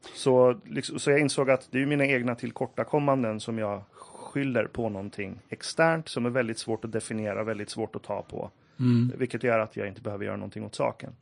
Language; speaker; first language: Swedish; early bilingual, other home language; Persian